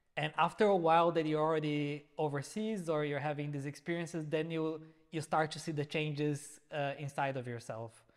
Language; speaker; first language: English; non-native, fluent; Portuguese